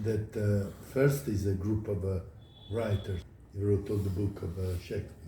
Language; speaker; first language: English; non-native, learner; Italian